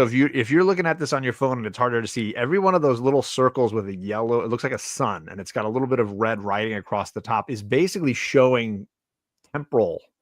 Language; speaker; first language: English; native; English